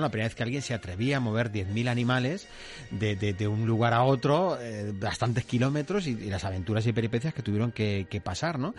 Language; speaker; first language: Spanish; native; Spanish